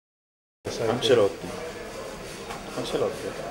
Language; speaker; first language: Italian; non-native, fluent; French